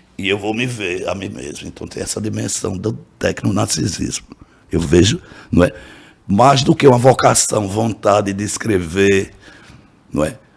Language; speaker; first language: Portuguese; native; Portuguese